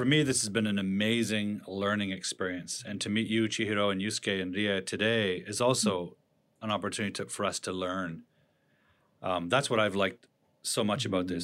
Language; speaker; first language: English; native; English